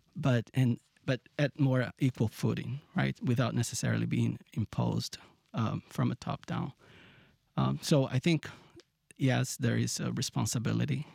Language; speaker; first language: English; non-native, fluent; Portuguese